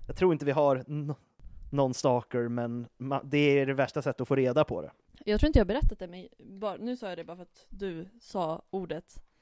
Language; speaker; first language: Swedish; native; Swedish